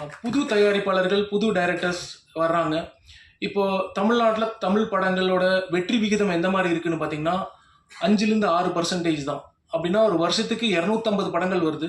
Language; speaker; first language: Tamil; native; Tamil